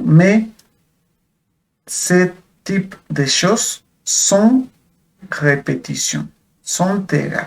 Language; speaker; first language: French; non-native, fluent; Spanish